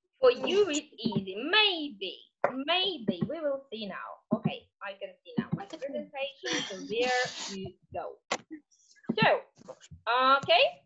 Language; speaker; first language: English; non-native, fluent; Russian